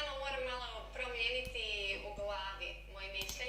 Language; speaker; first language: Croatian; non-native, learner; English